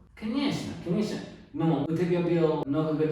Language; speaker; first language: Russian; non-native, learner; English